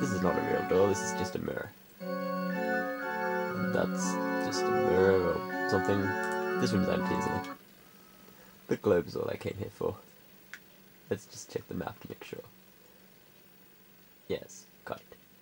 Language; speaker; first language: English; native; English